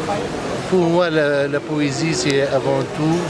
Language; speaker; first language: French; non-native, local second language; Arabic